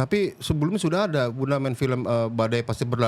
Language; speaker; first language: Indonesian; native; Indonesian